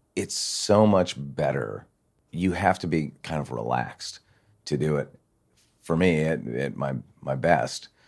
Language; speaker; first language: English; native; English